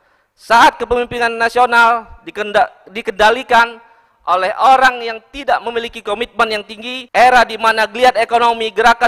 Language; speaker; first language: Indonesian; native; Indonesian